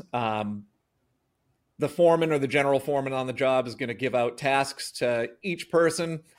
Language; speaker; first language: English; native; English